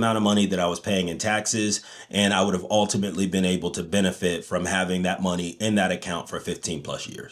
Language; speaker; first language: English; native; English